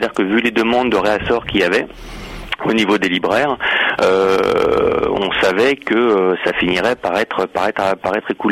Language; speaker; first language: French; native; French